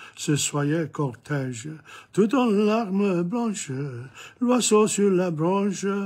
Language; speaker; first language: French; non-native, fluent; English